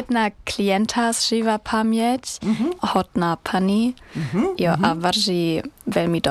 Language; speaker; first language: Czech; non-native, learner; German